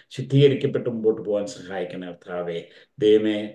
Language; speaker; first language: Malayalam; native; Malayalam